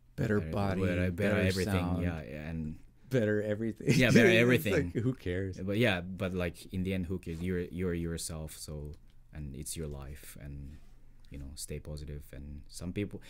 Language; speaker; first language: English; non-native, fluent; Japanese